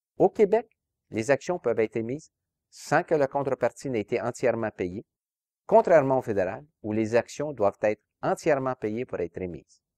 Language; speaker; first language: French; native; French